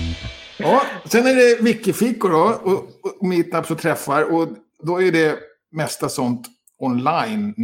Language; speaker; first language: Swedish; native; Swedish